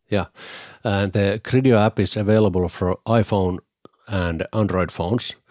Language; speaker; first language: English; non-native, fluent; Finnish